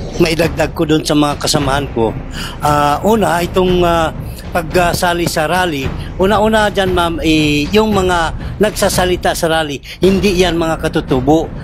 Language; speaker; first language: Filipino; non-native, local second language; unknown